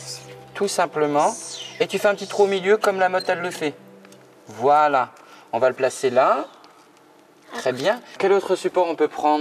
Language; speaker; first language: French; native; French